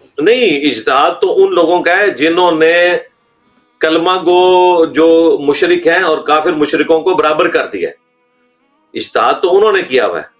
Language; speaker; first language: Urdu; non-native, local second language; Punjabi